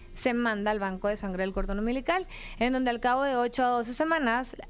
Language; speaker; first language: Spanish; native; Spanish